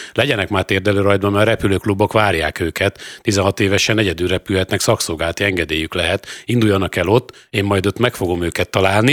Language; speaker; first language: Hungarian; native; Hungarian